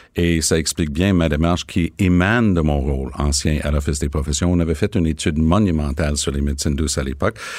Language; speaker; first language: French; native; French